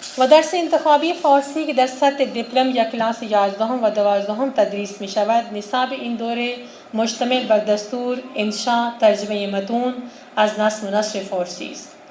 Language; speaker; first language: Persian; non-native, fluent; Urdu